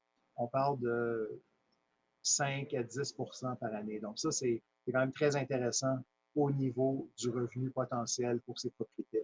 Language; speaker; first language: French; native; French